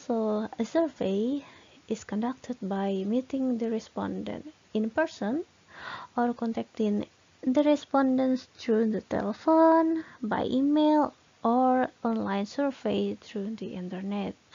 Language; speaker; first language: English; non-native, fluent; Indonesian